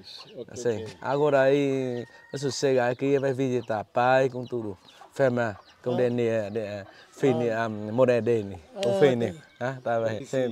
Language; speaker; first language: Portuguese; non-native, learner; Vietnamese